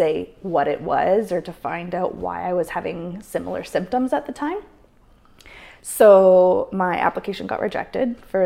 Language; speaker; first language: English; native; English